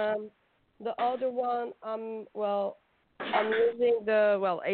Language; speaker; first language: English; non-native, fluent; Slovak